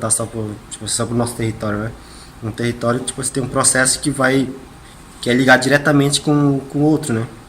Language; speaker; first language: Portuguese; non-native, local second language; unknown